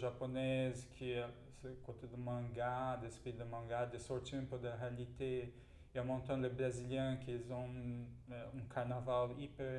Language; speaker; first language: French; non-native, fluent; Portuguese